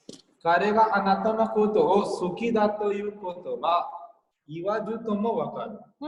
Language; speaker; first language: Japanese; non-native, fluent; Hindi